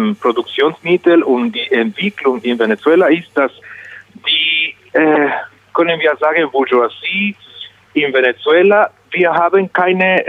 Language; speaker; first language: German; non-native, learner; Spanish